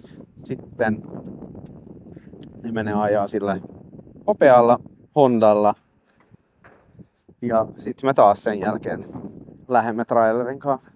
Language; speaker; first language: Finnish; non-native, fluent; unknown